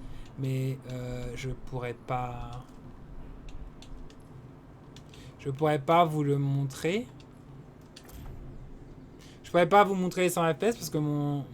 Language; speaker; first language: French; native; French